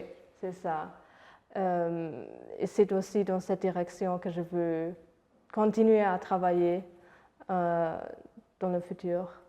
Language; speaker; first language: French; non-native, fluent; Luxembourgish